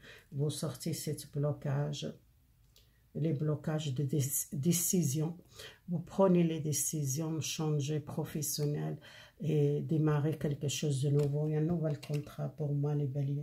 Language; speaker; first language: French; non-native, learner; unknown